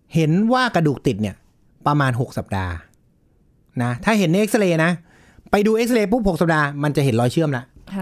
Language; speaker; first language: Thai; native; Thai